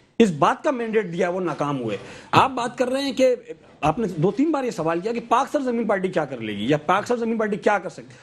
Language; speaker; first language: Urdu; native; Urdu